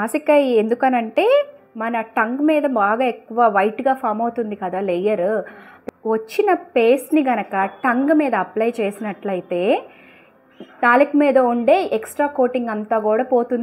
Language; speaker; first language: Telugu; native; Telugu